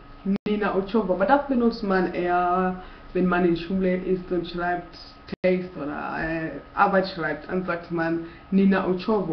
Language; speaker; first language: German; non-native, fluent; Swahili